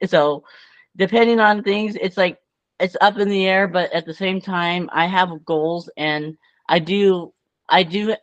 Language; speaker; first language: English; native; English